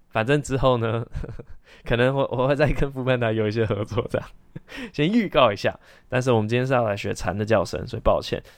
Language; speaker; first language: Chinese; native; Chinese